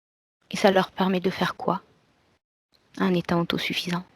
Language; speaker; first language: French; native; French